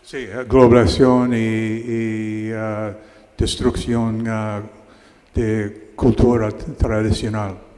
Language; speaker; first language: Spanish; non-native, learner; English